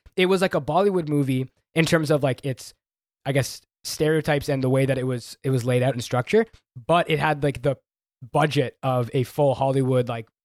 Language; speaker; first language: English; early bilingual, other home language; Hindi